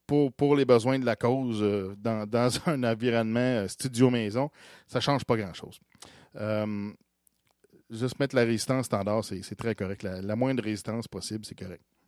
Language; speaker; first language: French; native; French